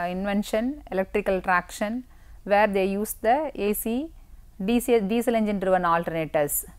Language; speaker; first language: English; non-native, local second language; Tamil